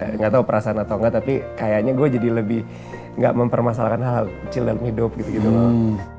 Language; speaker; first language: Indonesian; native; Indonesian